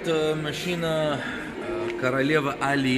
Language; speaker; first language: Russian; non-native, learner; Arabic